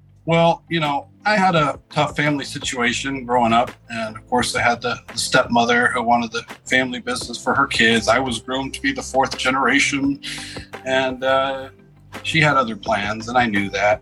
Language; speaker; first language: English; early bilingual, other home language; Spanish